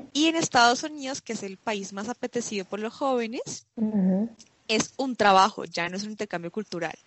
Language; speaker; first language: Spanish; native; Spanish